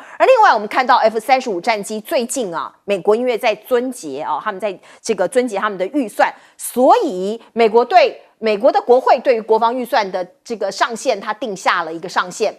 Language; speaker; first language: Chinese; native; Chinese